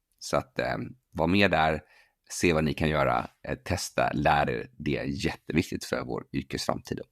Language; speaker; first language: Swedish; native; Swedish